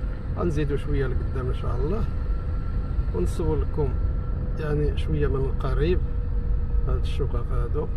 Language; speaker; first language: Arabic; native; Arabic